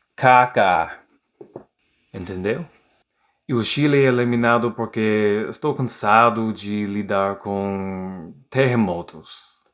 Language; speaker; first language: Portuguese; non-native, learner; English